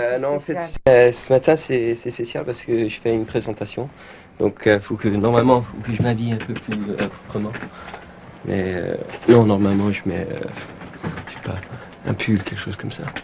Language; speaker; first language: French; early bilingual, heritage; French